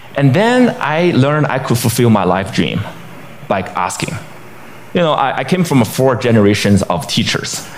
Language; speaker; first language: English; non-native, fluent; Chinese